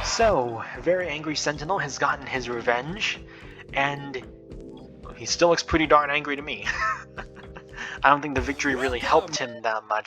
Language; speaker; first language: English; native; English